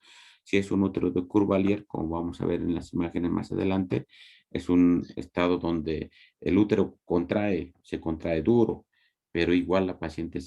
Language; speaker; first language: Spanish; native; Spanish